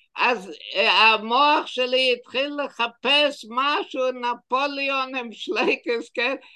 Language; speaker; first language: Hebrew; non-native, fluent; English